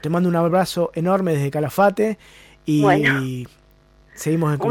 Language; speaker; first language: Spanish; native; Spanish